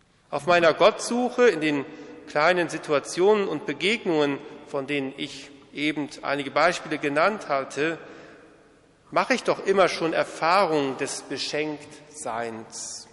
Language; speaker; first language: German; native; German